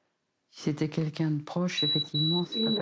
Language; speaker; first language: French; native; French